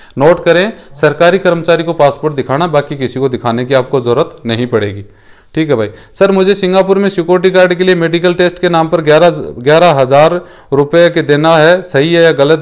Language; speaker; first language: Hindi; native; Hindi